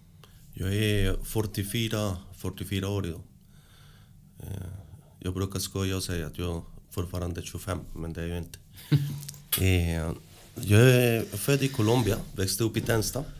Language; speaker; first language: Swedish; early bilingual, other home language; Spanish